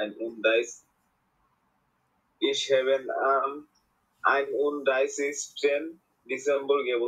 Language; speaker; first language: German; non-native, learner; Bangla